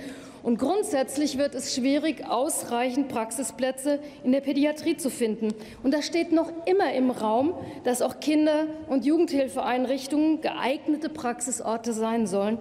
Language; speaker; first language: German; native; German